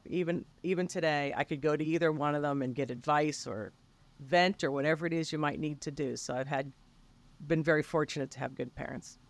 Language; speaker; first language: English; native; English